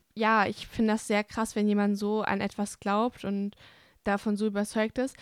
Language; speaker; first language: German; native; German